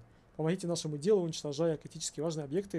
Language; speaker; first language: Russian; native; Russian